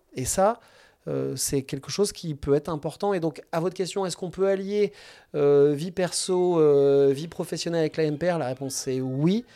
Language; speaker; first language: French; native; French